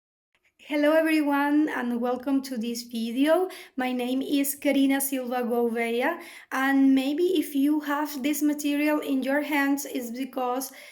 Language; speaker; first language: English; non-native, fluent; Spanish